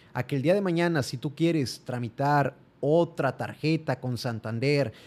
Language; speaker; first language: Spanish; native; Spanish